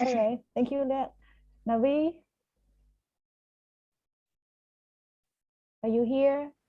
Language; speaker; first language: English; non-native, fluent; Khmer